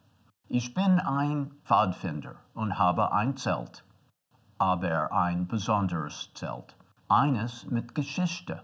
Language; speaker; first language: German; non-native, fluent; English